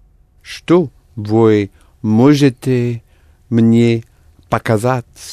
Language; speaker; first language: Russian; non-native, learner; English